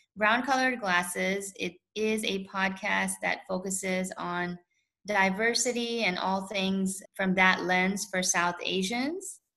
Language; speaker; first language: English; early bilingual, other home language; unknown